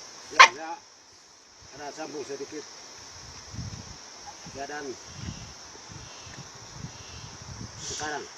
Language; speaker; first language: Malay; non-native, local second language; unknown